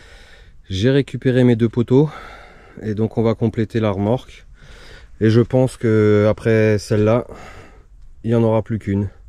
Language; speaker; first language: French; native; French